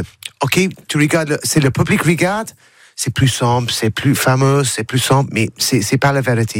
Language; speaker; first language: French; non-native, learner; English